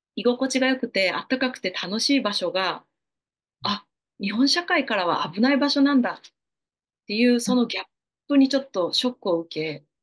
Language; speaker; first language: Japanese; native; Japanese